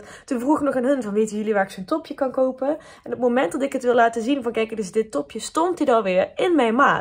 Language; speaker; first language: Dutch; native; Dutch